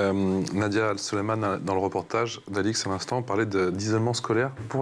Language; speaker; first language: French; native; French